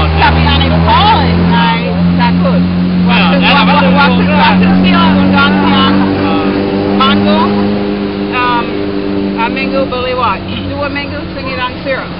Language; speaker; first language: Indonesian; non-native, learner; English